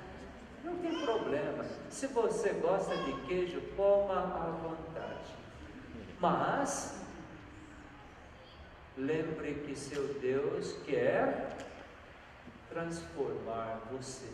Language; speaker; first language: Portuguese; non-native, fluent; Korean